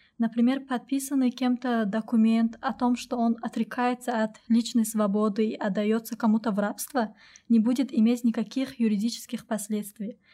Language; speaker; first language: Russian; non-native, local second language; Tajik